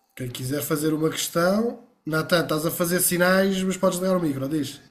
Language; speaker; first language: Portuguese; native; Portuguese